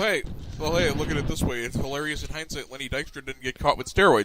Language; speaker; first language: English; native; English